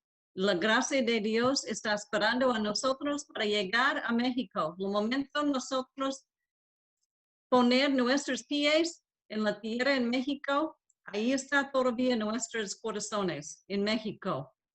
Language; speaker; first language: Spanish; non-native, learner; English